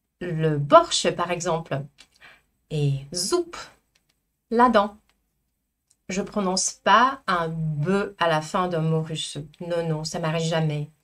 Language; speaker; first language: French; non-native, fluent; Russian